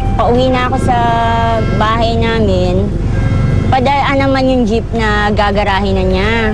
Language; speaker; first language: Filipino; native; Filipino